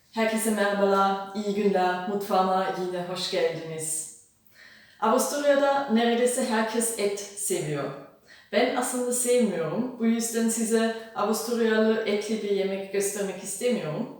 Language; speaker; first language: Turkish; non-native, fluent; German